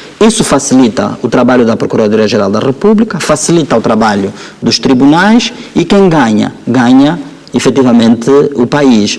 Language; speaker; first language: Portuguese; native; Portuguese